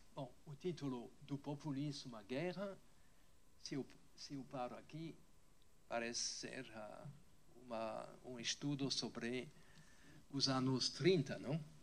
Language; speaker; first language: Portuguese; non-native, fluent; French